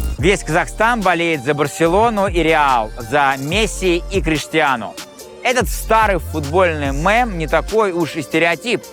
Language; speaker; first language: Russian; native; Russian